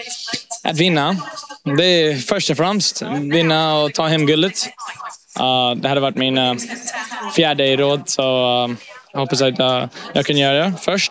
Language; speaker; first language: Swedish; early bilingual, heritage; English